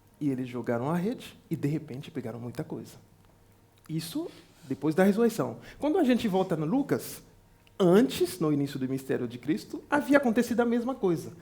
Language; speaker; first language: Portuguese; non-native, fluent; French